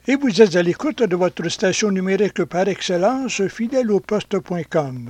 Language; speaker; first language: French; native; French